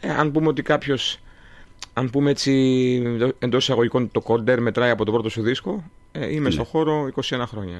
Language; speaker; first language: Greek; early bilingual, heritage; Greek